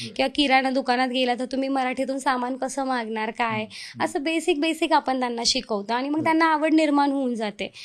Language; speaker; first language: Marathi; non-native, local second language; Hindi